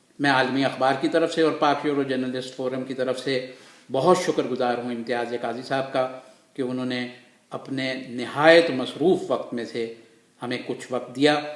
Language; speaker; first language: Urdu; native; Urdu